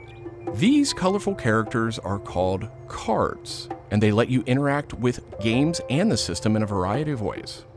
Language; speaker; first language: English; native; English